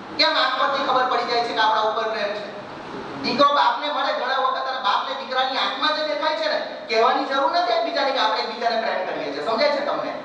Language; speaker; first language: Gujarati; native; Gujarati